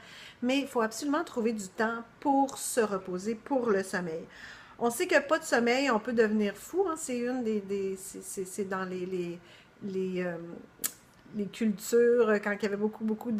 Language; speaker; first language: French; native; French